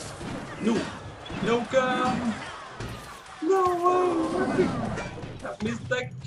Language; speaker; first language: English; non-native, learner; Vietnamese